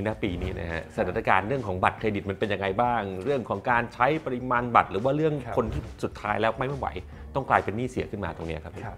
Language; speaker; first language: Thai; native; Thai